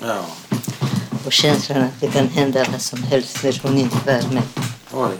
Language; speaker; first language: Swedish; non-native, fluent; Polish